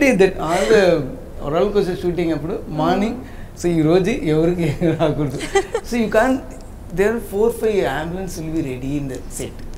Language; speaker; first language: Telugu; non-native, learner; Tamil